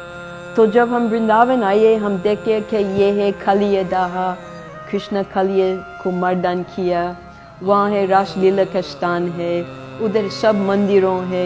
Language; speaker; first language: Hindi; non-native, fluent; English